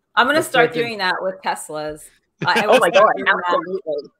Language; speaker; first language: English; early bilingual, other home language; Portuguese